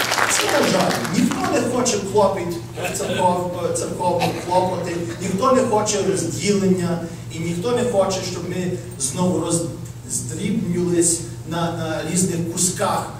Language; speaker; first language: Ukrainian; early bilingual, heritage; Ukrainian